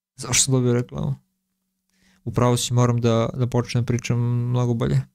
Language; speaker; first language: Bosnian; early bilingual, heritage; Bosnian